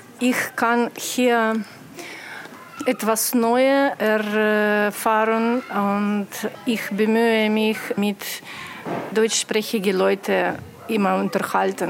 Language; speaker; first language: German; non-native, learner; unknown